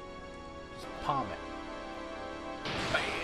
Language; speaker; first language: English; native; English